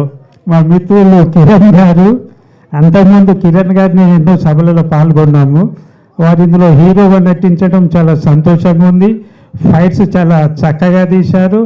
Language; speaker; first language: Telugu; native; Telugu